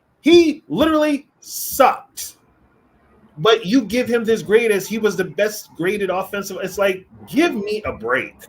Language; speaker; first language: English; native; English